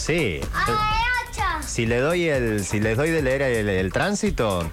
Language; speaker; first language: Spanish; native; Spanish